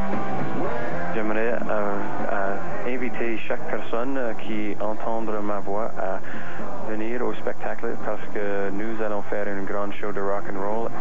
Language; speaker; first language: French; non-native, fluent; English